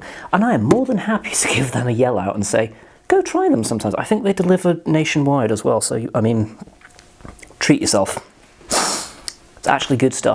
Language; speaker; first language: English; native; English